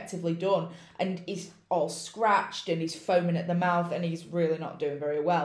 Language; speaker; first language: English; native; English